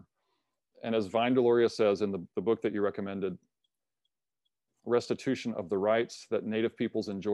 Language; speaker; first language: English; native; English